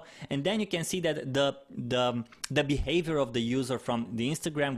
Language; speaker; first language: English; non-native, fluent; Romanian